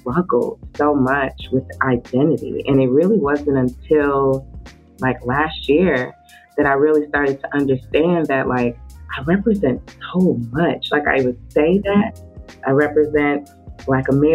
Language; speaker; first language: English; native; English